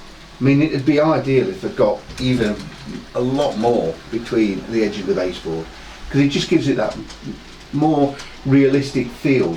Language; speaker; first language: English; native; English